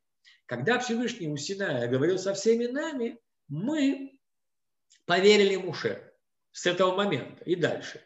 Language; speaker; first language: Russian; native; Russian